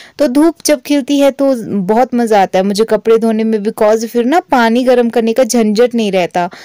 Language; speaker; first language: Hindi; native; Hindi